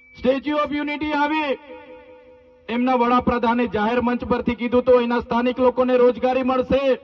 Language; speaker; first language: Gujarati; non-native, local second language; Bhili